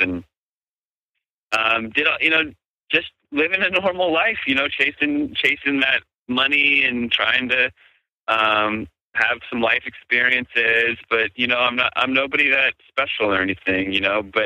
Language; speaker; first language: English; native; English